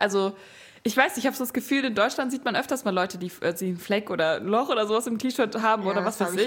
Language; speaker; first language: German; native; German